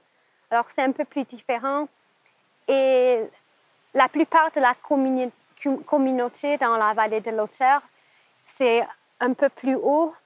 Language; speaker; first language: French; non-native, fluent; English